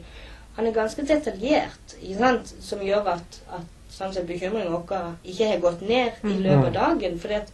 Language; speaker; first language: Norwegian; native; Norwegian